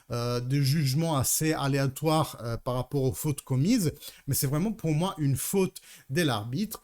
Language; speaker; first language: French; early bilingual, heritage; Italian